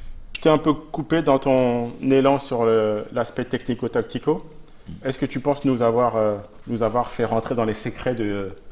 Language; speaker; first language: French; native; French